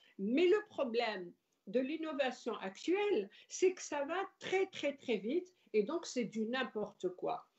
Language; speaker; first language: French; non-native, local second language; Arabic